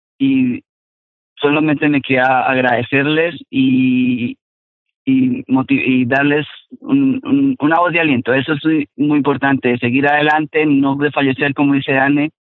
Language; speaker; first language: Spanish; native; Spanish